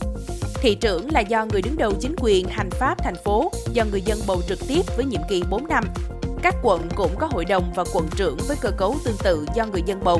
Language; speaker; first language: Vietnamese; native; Vietnamese